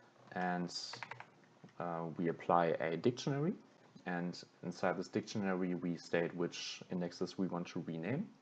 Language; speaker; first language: English; non-native, fluent; German